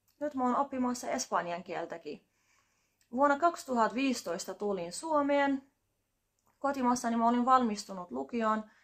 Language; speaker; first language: Finnish; non-native, learner; Arabic